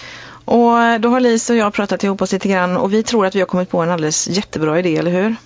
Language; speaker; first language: Swedish; native; Swedish